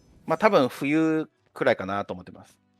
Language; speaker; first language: Japanese; non-native, fluent; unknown